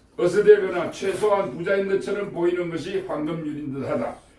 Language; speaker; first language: Korean; native; Korean